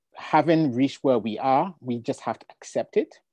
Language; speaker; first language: English; non-native, local second language; Ga